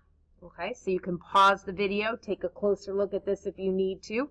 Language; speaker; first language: English; native; English